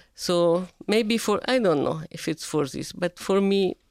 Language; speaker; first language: English; non-native, fluent; Arabic